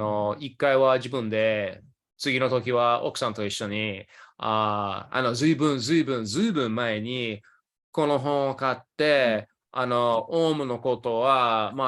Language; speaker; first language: Japanese; early bilingual, other home language; English